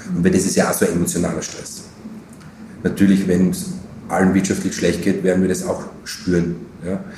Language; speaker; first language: German; native; German